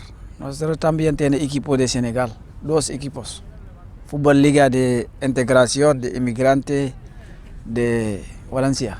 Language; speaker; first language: Spanish; non-native, learner; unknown